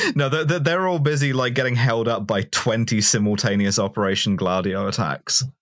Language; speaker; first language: English; native; English